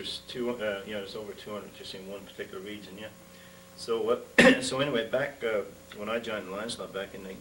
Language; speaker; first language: English; native; English